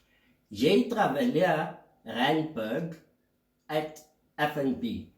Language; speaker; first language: French; non-native, learner; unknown